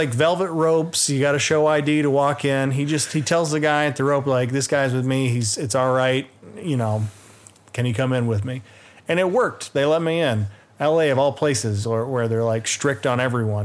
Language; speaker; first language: English; native; English